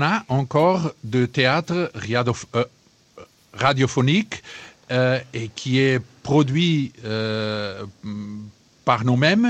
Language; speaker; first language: French; non-native, fluent; Portuguese